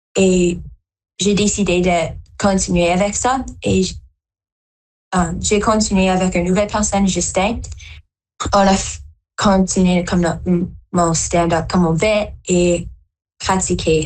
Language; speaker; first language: French; non-native, local second language; English